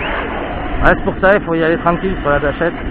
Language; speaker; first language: French; native; French